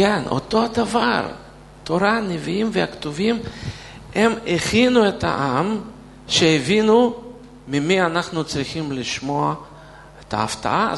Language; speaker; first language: Hebrew; non-native, fluent; Russian